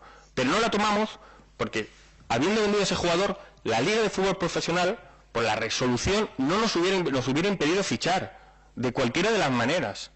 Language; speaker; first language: Spanish; native; Spanish